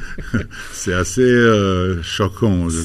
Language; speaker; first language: French; non-native, fluent; Albanian